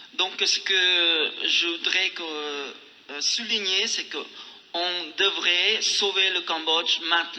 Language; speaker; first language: French; non-native, fluent; Khmer